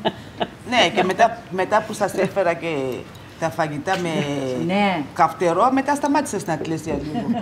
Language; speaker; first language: Greek; non-native, fluent; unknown